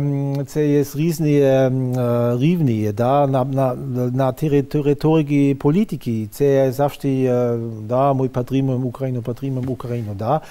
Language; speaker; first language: Ukrainian; non-native, fluent; German